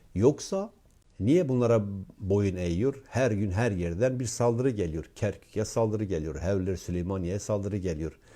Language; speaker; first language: Turkish; non-native, local second language; Kurdish